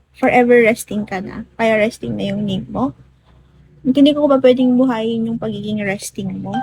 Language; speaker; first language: Filipino; non-native, local second language; Iloko